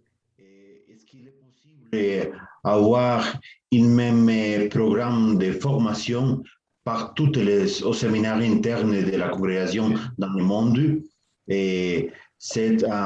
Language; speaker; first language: French; non-native, learner; Spanish